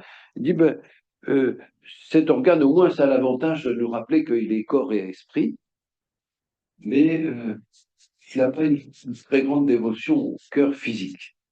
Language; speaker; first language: French; native; French